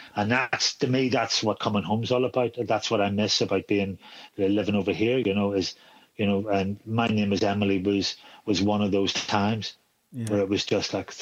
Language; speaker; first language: English; native; English